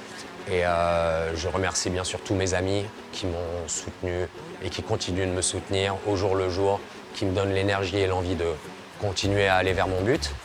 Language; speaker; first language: French; native; French